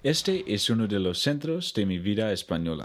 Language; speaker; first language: Spanish; non-native, learner; English